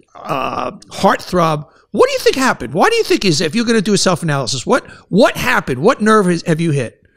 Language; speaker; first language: English; native; English